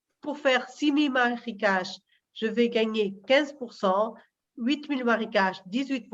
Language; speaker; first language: French; non-native, fluent; Portuguese